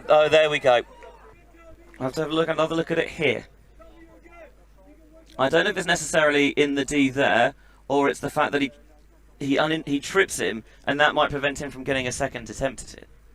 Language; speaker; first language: English; native; English